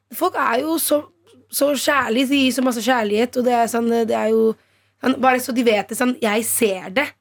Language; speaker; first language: Norwegian; non-native, fluent; Italian